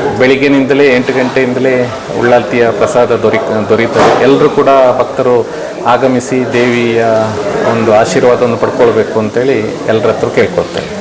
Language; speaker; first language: Kannada; native; Kannada